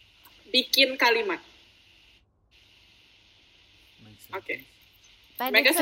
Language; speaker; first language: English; non-native, fluent; Indonesian